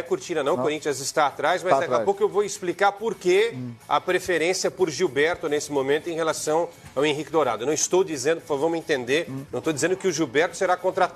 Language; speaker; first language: Portuguese; native; Portuguese